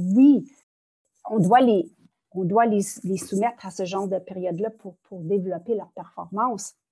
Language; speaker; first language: French; native; French